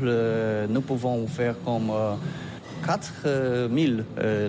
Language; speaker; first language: French; non-native, fluent; Polish